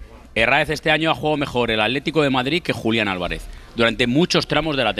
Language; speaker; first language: Spanish; native; Spanish